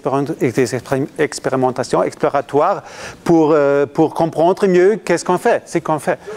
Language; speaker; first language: French; non-native, fluent; German